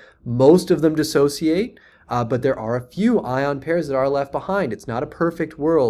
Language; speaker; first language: English; native; English